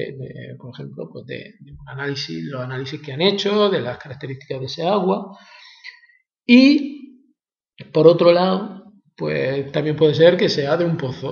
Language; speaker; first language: Spanish; native; Spanish